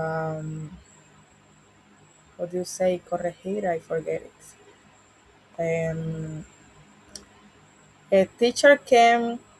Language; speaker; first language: English; non-native, learner; Spanish